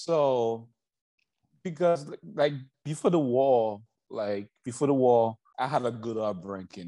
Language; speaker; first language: English; native; English